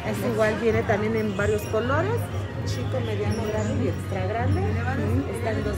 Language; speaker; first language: Spanish; native; Spanish